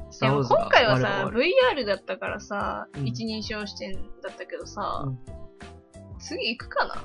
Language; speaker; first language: Japanese; native; Japanese